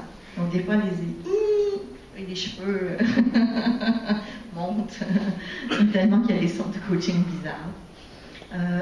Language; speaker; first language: French; native; French